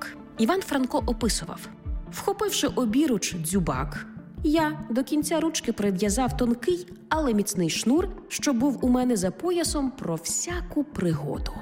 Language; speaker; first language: Ukrainian; native; Ukrainian